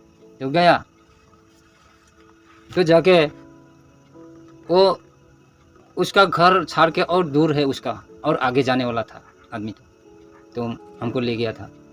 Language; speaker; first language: Hindi; non-native, local second language; Nepali